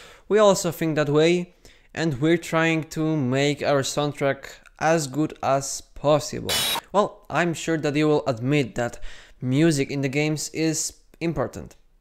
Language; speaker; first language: English; non-native, fluent; Polish